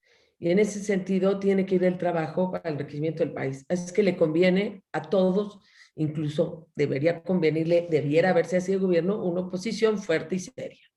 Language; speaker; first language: Spanish; native; Spanish